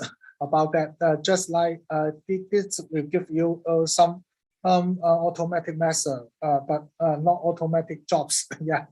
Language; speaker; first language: English; non-native, learner; Cantonese